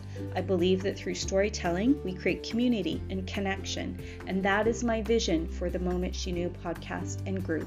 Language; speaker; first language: English; native; English